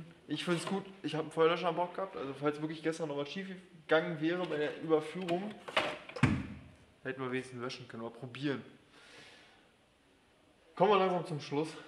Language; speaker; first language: German; native; German